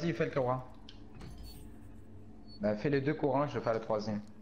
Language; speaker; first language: French; native; French